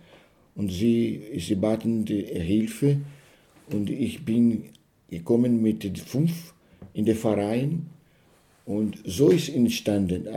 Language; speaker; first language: German; non-native, learner; Portuguese